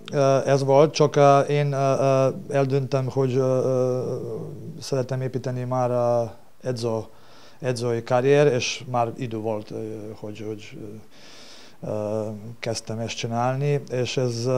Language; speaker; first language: Hungarian; non-native, learner; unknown